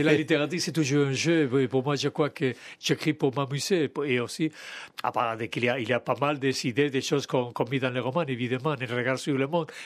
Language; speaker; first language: French; non-native, fluent; Spanish